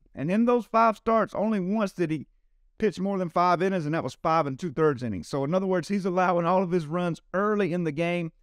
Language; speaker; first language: English; native; English